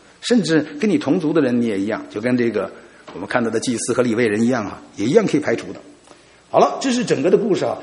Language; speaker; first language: Chinese; native; Chinese